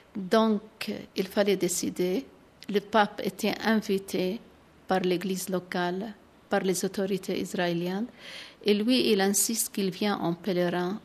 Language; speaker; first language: French; non-native, fluent; Arabic